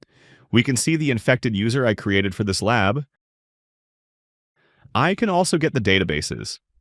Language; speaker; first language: English; non-native, fluent; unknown